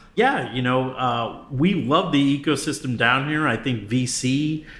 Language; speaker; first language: English; native; English